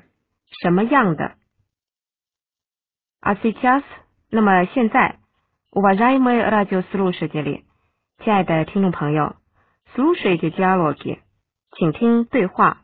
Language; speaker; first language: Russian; non-native, fluent; Chinese